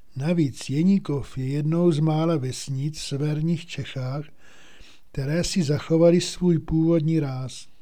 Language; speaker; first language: Czech; native; Czech